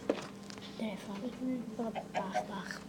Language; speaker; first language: Welsh; non-native, local second language; English